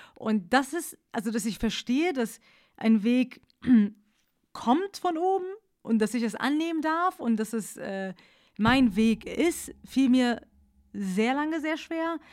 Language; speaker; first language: German; early bilingual, other home language; Persian